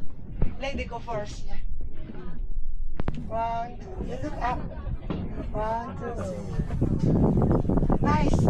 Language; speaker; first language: English; non-native, learner; Chinese